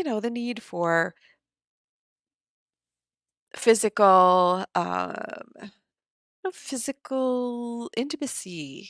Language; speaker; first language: English; native; English